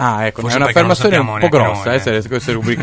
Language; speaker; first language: Italian; native; Italian